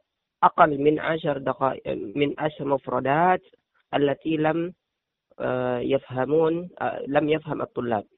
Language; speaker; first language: Arabic; non-native, learner; Indonesian